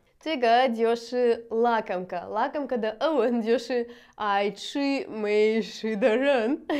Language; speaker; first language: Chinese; non-native, fluent; Russian